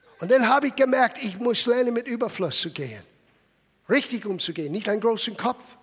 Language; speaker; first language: German; non-native, fluent; English